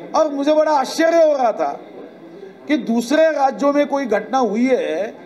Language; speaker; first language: Hindi; non-native, local second language; Marathi